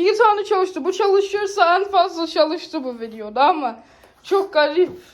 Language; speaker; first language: Turkish; early bilingual, heritage; Turkish